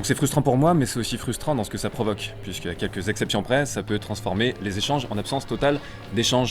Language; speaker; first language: French; native; French